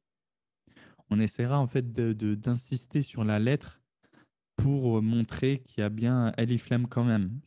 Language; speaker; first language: French; native; French